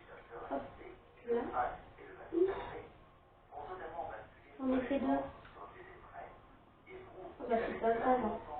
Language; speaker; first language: French; native; French